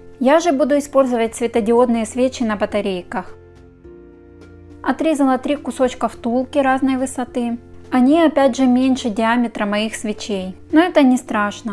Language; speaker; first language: Russian; native; Russian